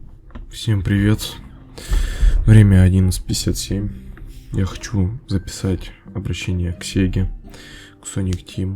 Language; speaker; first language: Russian; native; Russian